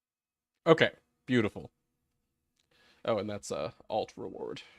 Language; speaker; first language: English; native; English